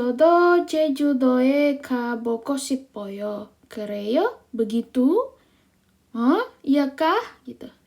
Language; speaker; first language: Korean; non-native, fluent; Indonesian